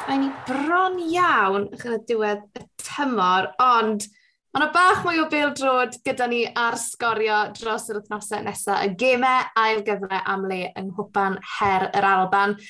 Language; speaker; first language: Welsh; native; Welsh